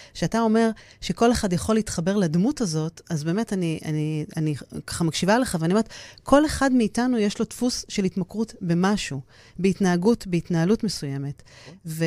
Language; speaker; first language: Hebrew; native; Hebrew